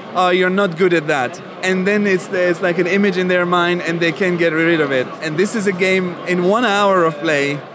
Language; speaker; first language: English; non-native, fluent; Arabic